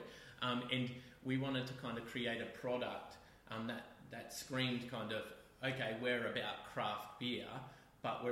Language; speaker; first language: English; native; English